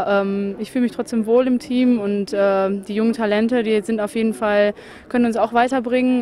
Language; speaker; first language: German; native; German